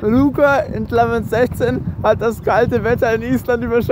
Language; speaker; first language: German; native; German